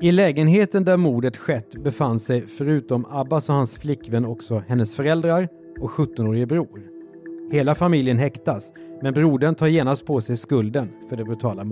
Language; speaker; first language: Swedish; native; Swedish